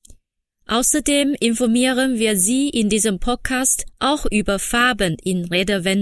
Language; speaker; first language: German; non-native, fluent; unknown